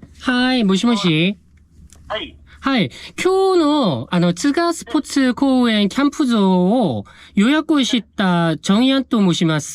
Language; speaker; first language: Japanese; non-native, fluent; Korean